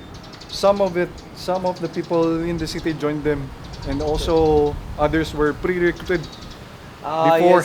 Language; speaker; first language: English; non-native, local second language; Maranao